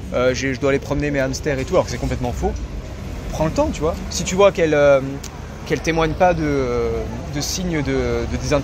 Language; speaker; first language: French; native; French